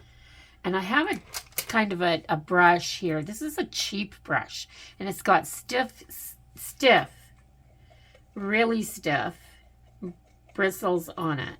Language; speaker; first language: English; native; English